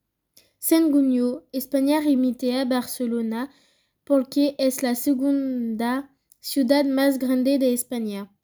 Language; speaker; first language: Spanish; non-native, learner; French